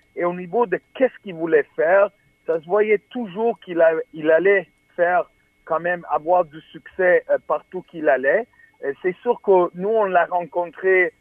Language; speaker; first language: French; native; French